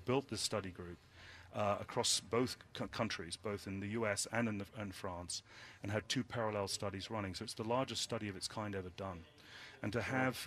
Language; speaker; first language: English; native; English